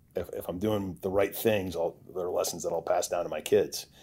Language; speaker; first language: English; native; English